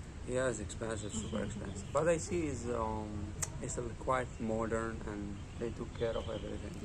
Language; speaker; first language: English; non-native, learner; Arabic